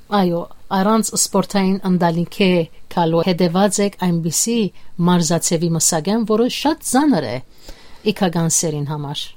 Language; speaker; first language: Armenian; native; Armenian